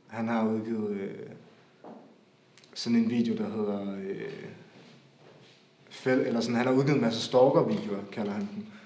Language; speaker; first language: Danish; native; Danish